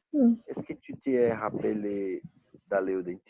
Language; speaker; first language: French; non-native, learner; Portuguese